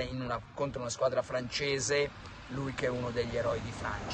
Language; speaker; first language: Italian; native; Italian